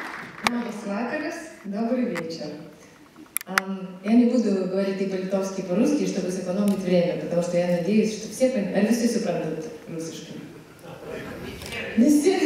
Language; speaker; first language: Russian; non-native, fluent; Lithuanian